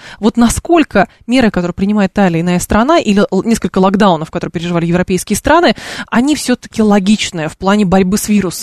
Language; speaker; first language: Russian; native; Russian